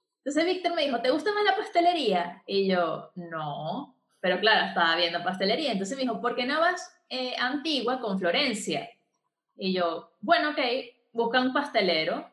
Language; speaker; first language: Spanish; native; Spanish